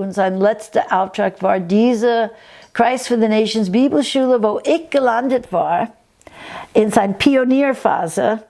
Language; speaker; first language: German; non-native, fluent; English